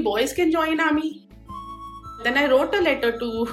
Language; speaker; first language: English; non-native, local second language; Hindi